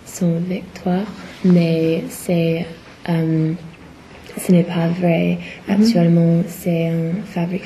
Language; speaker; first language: French; non-native, learner; English